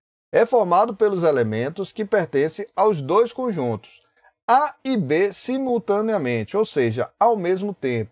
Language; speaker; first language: Portuguese; native; Portuguese